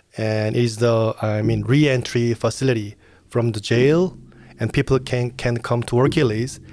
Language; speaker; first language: English; non-native, fluent; Korean